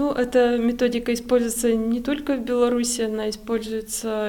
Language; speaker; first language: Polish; non-native, learner; Russian